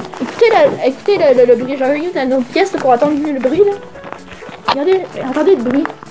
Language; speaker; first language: French; native; French